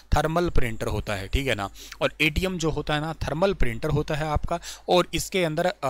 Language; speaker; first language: Hindi; native; Hindi